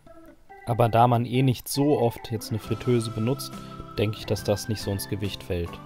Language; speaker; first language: German; native; German